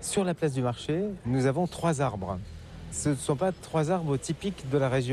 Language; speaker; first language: French; native; French